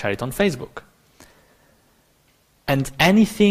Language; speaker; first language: English; non-native, fluent; Spanish